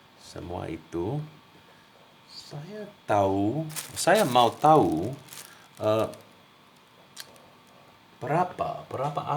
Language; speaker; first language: Indonesian; non-native, learner; English